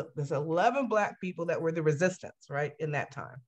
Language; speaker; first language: English; native; English